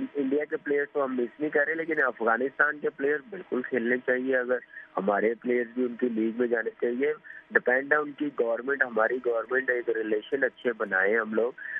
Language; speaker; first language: Urdu; non-native, local second language; Punjabi